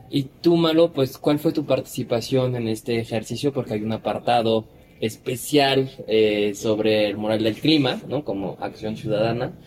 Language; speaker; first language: Spanish; native; Spanish